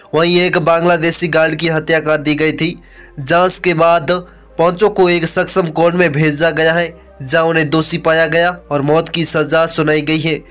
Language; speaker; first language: Hindi; native; Hindi